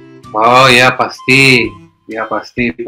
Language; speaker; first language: Indonesian; non-native, fluent; Hebrew